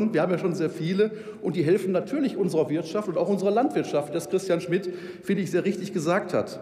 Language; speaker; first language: German; native; German